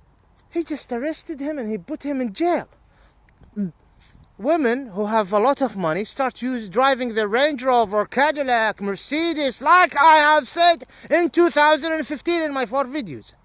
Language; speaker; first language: English; non-native, fluent; Arabic